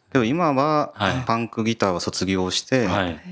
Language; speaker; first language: Japanese; native; Japanese